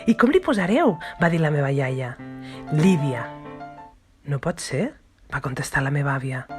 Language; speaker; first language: Catalan; native; Catalan